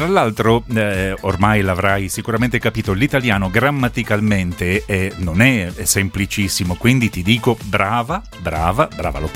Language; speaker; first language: Italian; native; Italian